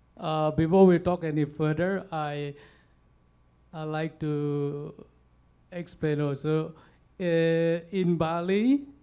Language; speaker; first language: English; non-native, fluent; Balinese